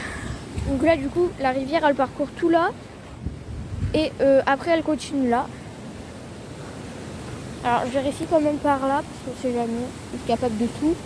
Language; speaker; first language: French; native; French